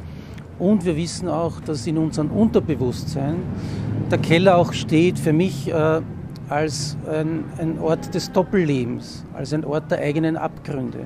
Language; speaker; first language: German; native; German